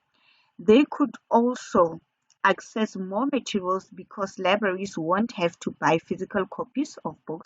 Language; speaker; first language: English; non-native, local second language; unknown